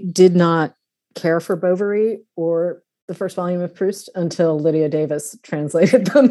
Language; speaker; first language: English; native; English